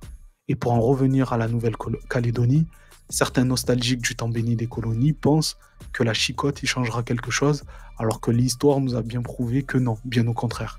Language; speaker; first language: French; native; French